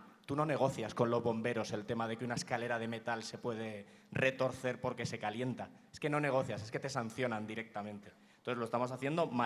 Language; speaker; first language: Spanish; native; Spanish